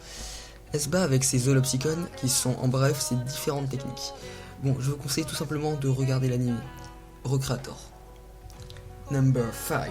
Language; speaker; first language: French; native; French